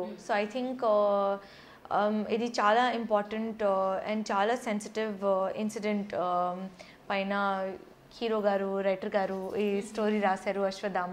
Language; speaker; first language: Telugu; non-native, learner; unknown